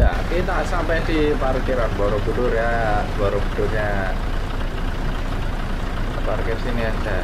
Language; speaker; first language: Indonesian; native; Indonesian